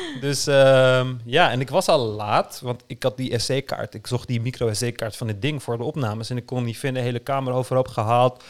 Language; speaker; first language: Dutch; early bilingual, other home language; Turkish